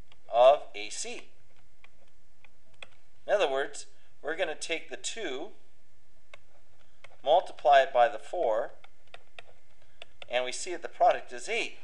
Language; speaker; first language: English; native; English